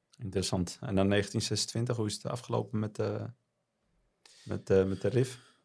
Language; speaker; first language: Dutch; non-native, fluent; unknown